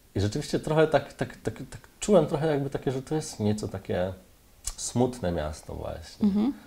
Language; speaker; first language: Polish; native; Polish